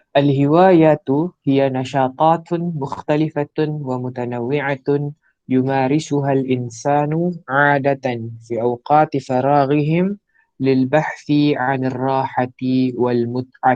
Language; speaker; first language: Arabic; non-native, fluent; Malay